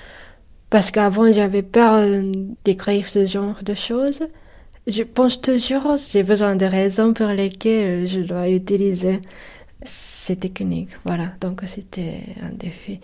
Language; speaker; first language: French; non-native, fluent; Japanese